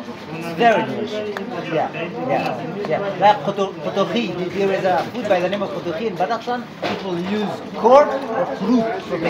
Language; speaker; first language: English; non-native, fluent; Persian